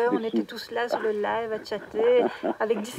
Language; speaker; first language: French; native; French